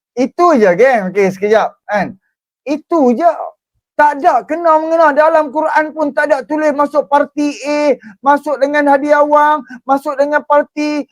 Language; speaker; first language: Malay; native; Malay